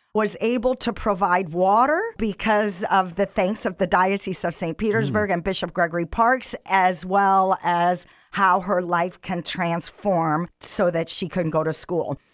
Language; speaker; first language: English; non-native, fluent; Arabic